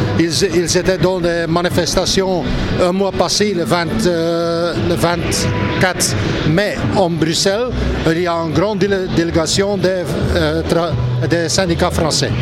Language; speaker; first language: French; non-native, local second language; Dutch